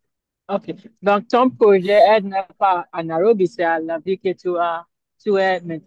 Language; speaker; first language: French; non-native, learner; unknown